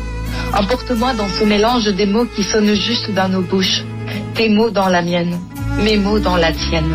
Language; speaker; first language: French; non-native, fluent; Greek